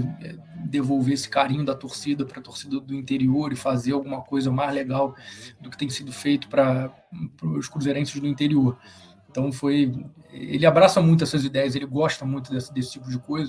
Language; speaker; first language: Portuguese; native; Portuguese